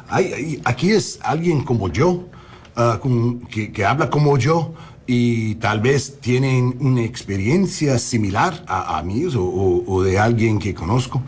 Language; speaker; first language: Spanish; non-native, learner; English